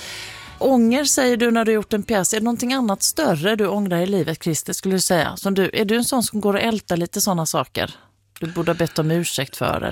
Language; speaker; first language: Swedish; native; Swedish